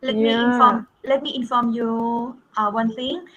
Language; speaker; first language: English; non-native, fluent; Thai